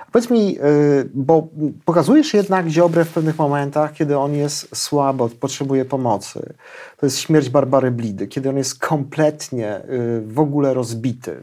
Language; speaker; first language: Polish; native; Polish